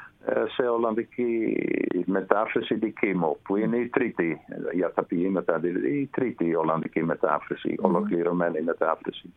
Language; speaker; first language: Greek; non-native, fluent; Dutch